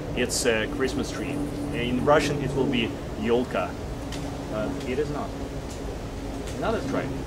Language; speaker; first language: English; non-native, fluent; Ukrainian